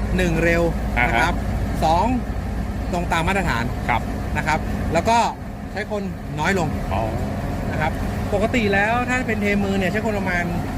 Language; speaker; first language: Thai; native; Thai